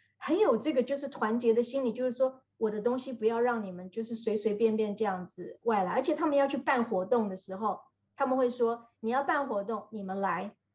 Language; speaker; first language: Chinese; native; Chinese